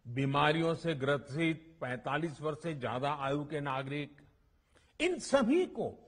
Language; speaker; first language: Hindi; non-native, local second language; Gujarati